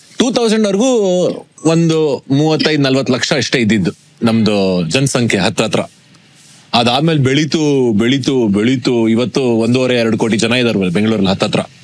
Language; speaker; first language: Kannada; native; Kannada